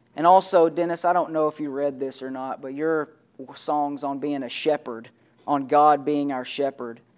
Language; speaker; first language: English; native; English